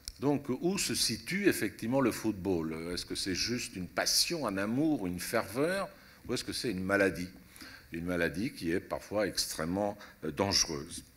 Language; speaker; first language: French; early bilingual, other home language; Italian